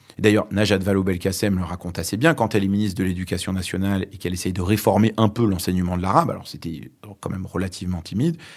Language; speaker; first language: French; early bilingual, other home language; Arabic